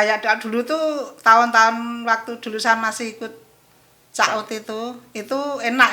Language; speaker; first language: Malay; non-native, local second language; Javanese